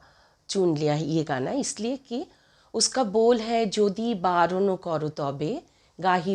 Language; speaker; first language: Hindi; non-native, local second language; Bangla